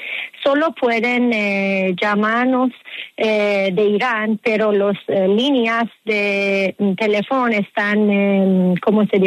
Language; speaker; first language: Spanish; non-native, learner; Persian